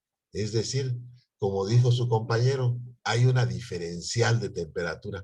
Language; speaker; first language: Spanish; native; Spanish